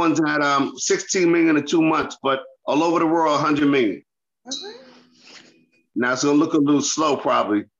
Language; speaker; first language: English; native; English